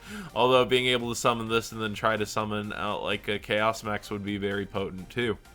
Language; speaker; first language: English; native; English